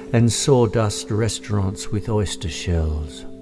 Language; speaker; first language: English; native; English